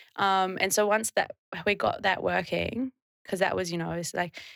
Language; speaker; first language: English; native; English